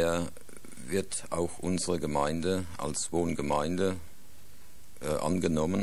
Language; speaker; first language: German; native; German